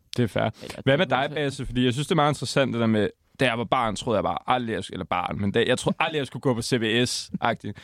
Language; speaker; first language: Danish; native; Danish